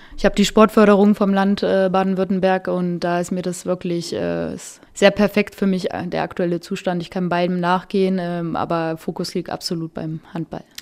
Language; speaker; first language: German; native; German